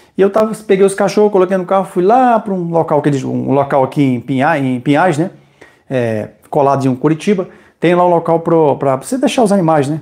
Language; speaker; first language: Portuguese; native; Portuguese